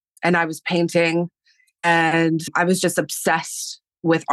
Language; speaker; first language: English; early bilingual, other home language; Spanish